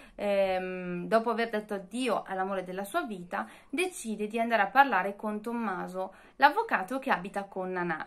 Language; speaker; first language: Italian; native; Italian